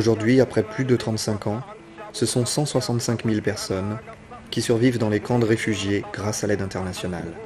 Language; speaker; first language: French; native; French